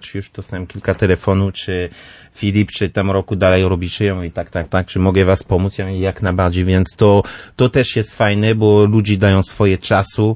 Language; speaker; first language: Polish; non-native, learner; French